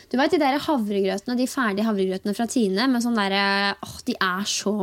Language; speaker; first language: Norwegian; native; Norwegian